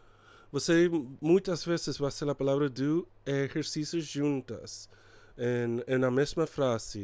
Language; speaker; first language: Portuguese; non-native, learner; English